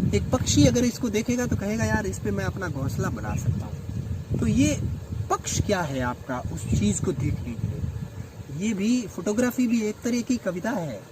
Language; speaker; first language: Hindi; non-native, local second language; Rajasthani